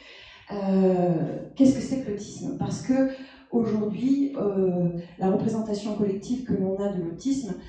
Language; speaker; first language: French; native; French